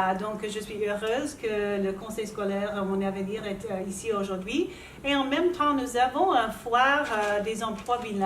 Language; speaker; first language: French; non-native, local second language; English